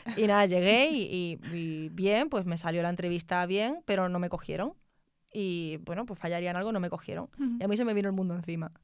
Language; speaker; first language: Spanish; native; Spanish